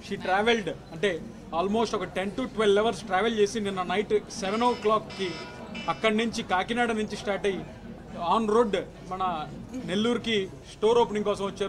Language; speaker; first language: Telugu; native; Telugu